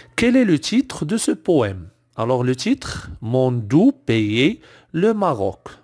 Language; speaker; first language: French; non-native, local second language; Arabic